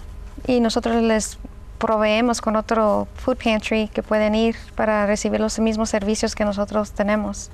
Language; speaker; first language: Spanish; early bilingual, heritage; Spanish